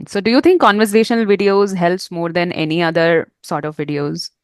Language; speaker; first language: English; non-native, fluent; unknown